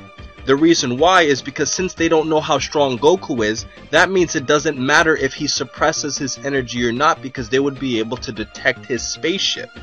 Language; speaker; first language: English; native; English